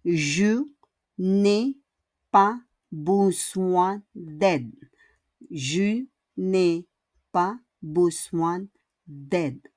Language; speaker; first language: French; non-native, fluent; Filipino